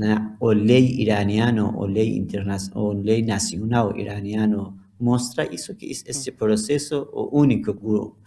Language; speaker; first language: Portuguese; non-native, learner; Persian